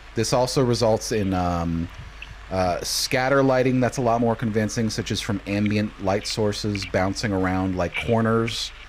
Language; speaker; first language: English; native; English